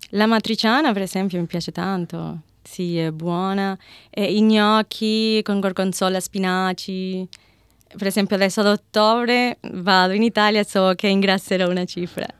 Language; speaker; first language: Italian; non-native, fluent; Spanish